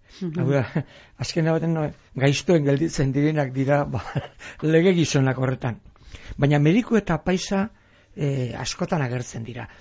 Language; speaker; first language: Basque; native; Basque